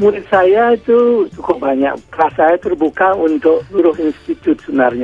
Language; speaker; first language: Indonesian; non-native, local second language; Balinese